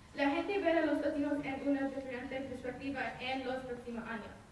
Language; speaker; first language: Spanish; early bilingual, heritage; Spanish